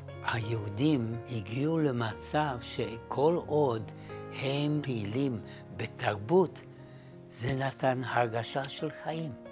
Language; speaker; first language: Hebrew; non-native, fluent; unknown